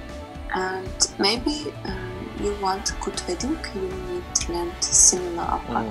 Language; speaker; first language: English; non-native, learner; Russian